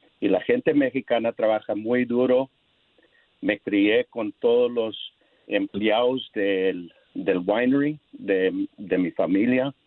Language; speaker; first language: Spanish; non-native, learner; English